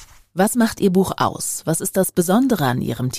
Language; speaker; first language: German; native; German